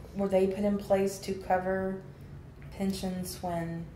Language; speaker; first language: English; native; English